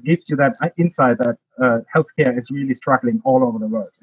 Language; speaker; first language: English; non-native, fluent; German